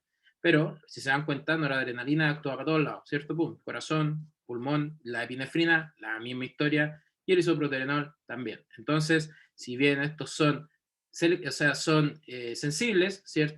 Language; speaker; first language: Spanish; native; Spanish